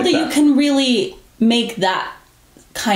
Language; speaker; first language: English; native; English